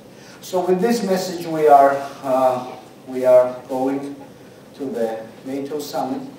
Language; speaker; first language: English; non-native, fluent; Georgian